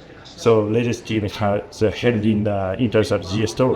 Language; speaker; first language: English; non-native, learner; Japanese